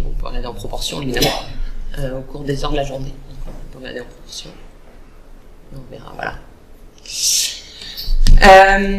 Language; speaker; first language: French; native; French